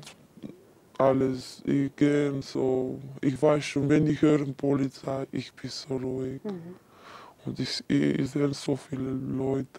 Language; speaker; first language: German; non-native, learner; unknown